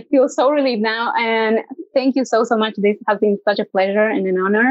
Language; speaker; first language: English; non-native, fluent; Spanish